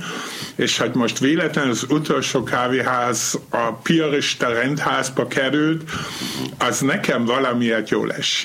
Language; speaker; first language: Hungarian; non-native, fluent; Dutch